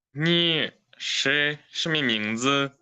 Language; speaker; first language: Chinese; non-native, learner; Kyrgyz